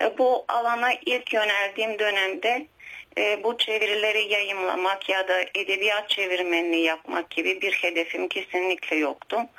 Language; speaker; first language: Turkish; early bilingual, heritage; Turkish